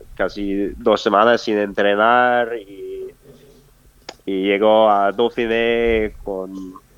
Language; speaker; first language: Spanish; non-native, fluent; English